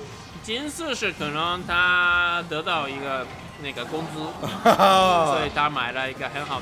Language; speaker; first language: Chinese; non-native, fluent; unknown